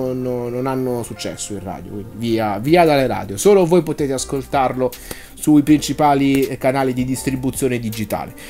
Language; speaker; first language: Italian; native; Italian